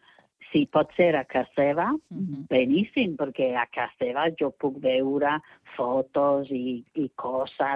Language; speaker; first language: Catalan; non-native, fluent; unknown